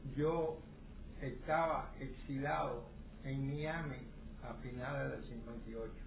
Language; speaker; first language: Spanish; native; Spanish